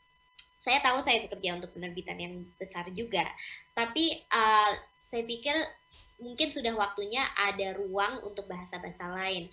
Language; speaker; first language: Indonesian; early bilingual, heritage; English